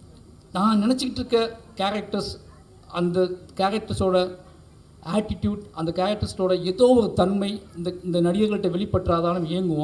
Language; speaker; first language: Tamil; native; Tamil